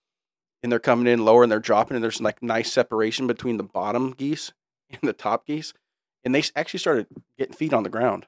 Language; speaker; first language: English; native; English